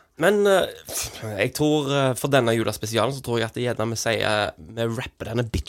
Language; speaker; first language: Norwegian; native; Norwegian